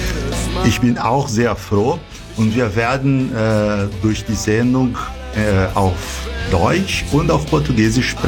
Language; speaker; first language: German; non-native, fluent; Portuguese